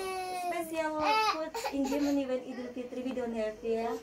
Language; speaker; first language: English; non-native, learner; Indonesian